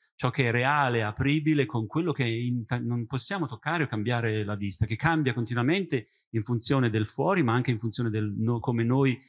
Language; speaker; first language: Italian; native; Italian